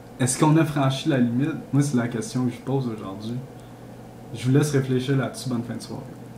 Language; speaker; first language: French; native; French